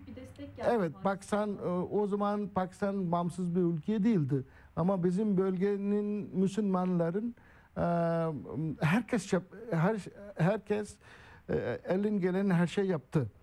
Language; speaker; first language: Turkish; non-native, learner; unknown